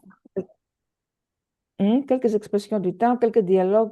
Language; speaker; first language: French; non-native, fluent; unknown